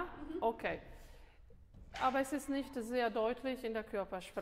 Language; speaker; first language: German; non-native, fluent; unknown